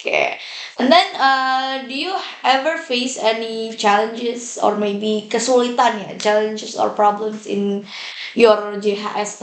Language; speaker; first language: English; non-native, fluent; Indonesian